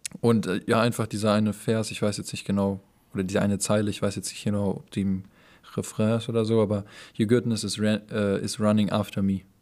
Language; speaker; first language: German; native; German